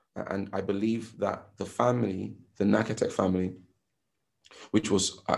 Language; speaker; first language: English; non-native, local second language; Yoruba